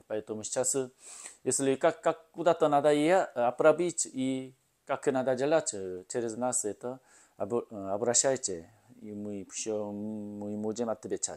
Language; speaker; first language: Russian; non-native, learner; Korean